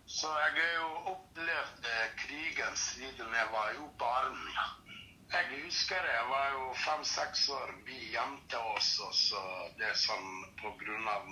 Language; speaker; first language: Norwegian; non-native, fluent; Kurdish